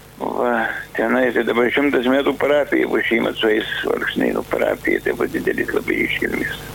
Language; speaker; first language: Lithuanian; native; Lithuanian